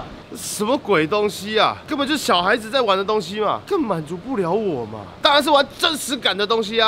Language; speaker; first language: Chinese; native; Chinese